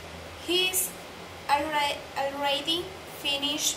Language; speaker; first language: English; non-native, learner; Spanish